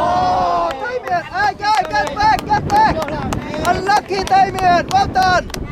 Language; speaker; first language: English; native; English